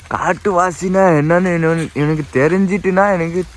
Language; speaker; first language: Tamil; non-native, learner; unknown